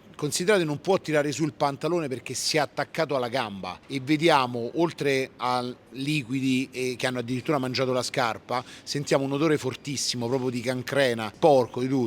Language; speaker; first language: Italian; native; Italian